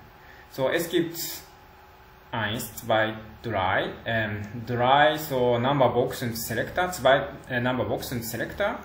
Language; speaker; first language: German; non-native, learner; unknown